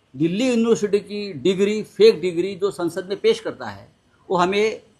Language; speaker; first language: Hindi; non-native, local second language; Marathi